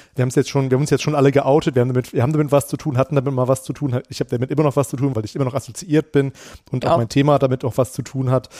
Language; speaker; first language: German; native; German